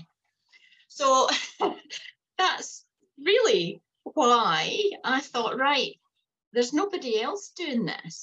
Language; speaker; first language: English; native; English